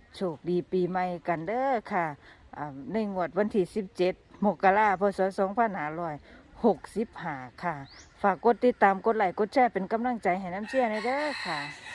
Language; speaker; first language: Thai; native; Thai